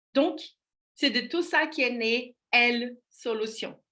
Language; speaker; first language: French; non-native, fluent; Portuguese